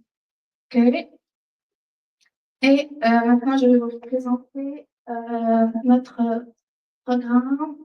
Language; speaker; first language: French; non-native, fluent; Arabic